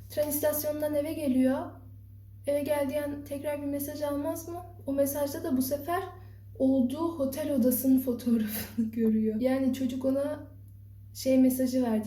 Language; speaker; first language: Turkish; early bilingual, heritage; Turkish